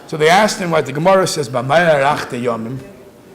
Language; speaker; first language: English; native; English